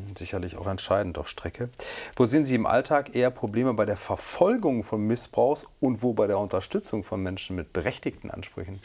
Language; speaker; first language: German; native; German